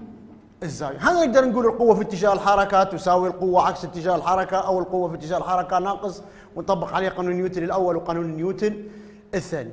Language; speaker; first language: Arabic; native; Arabic